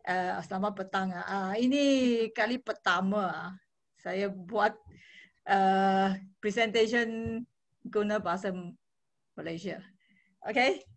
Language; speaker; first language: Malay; non-native, local second language; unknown